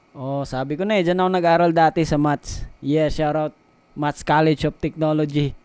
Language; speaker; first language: Filipino; non-native, local second language; Cebuano